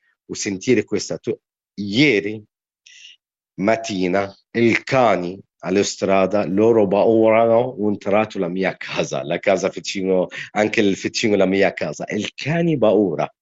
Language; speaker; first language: Italian; non-native, learner; Arabic